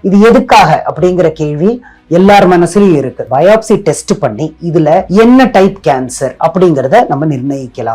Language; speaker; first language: Tamil; native; Tamil